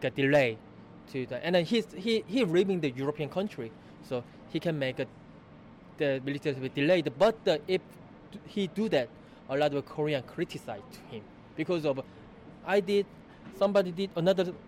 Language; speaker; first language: English; non-native, learner; Korean